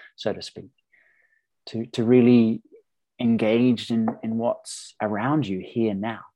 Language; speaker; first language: English; native; English